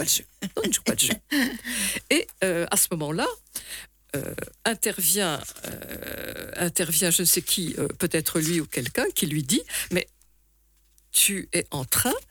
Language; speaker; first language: French; native; French